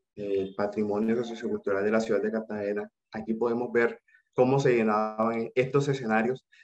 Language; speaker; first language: Spanish; native; Spanish